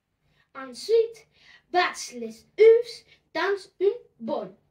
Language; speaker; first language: French; non-native, learner; Spanish